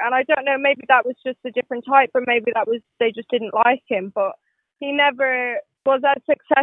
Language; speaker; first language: English; native; English